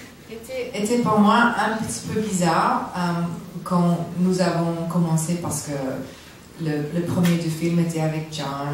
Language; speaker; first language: French; non-native, learner; English